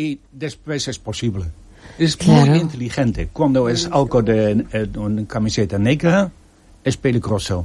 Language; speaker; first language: Spanish; non-native, learner; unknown